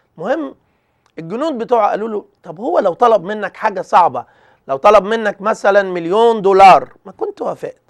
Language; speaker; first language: Arabic; native; Arabic